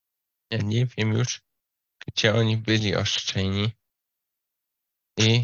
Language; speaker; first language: Polish; non-native, learner; Slovak